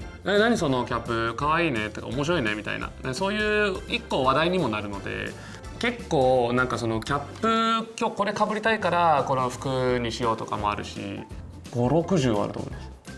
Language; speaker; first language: Japanese; native; Japanese